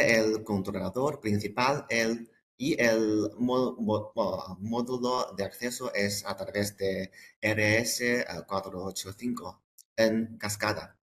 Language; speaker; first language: Spanish; non-native, fluent; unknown